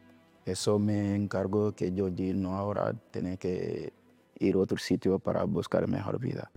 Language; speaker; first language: Spanish; non-native, learner; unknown